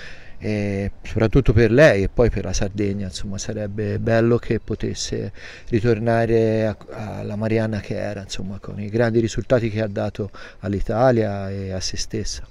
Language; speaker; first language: Italian; native; Italian